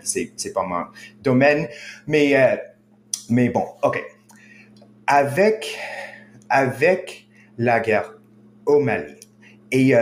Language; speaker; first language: French; non-native, fluent; English